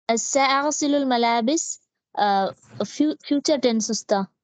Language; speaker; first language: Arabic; non-native, learner; Tamil